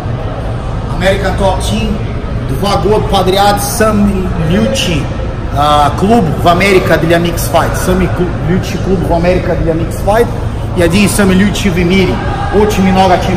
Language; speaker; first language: Russian; non-native, learner; Portuguese